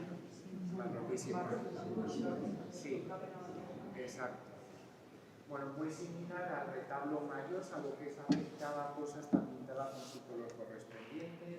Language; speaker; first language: Spanish; native; Spanish